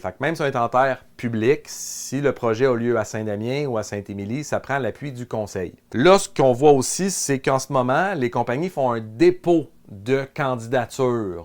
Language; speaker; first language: French; native; French